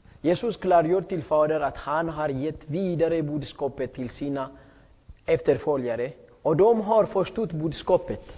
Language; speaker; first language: Swedish; non-native, fluent; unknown